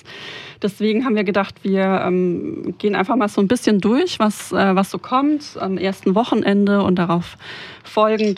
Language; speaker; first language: German; native; German